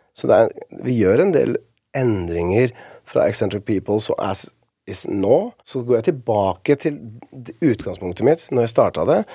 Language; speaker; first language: Norwegian; early bilingual, other home language; Spanish